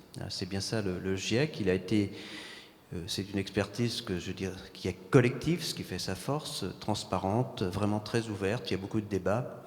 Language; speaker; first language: French; native; French